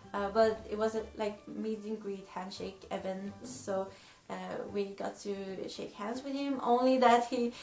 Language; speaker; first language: English; non-native, fluent; Swedish